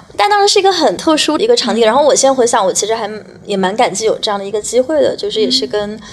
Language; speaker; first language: Chinese; native; Chinese